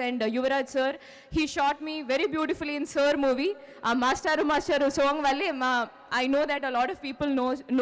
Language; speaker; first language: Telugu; non-native, fluent; Malayalam